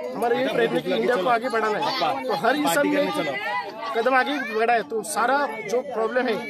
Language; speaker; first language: Hindi; native; Hindi